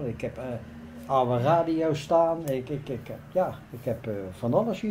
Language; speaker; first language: Dutch; native; Dutch